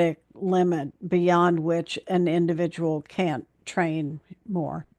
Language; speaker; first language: English; native; English